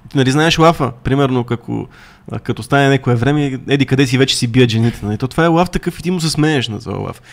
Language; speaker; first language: Bulgarian; native; Bulgarian